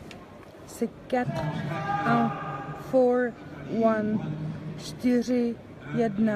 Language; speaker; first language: French; non-native, learner; Czech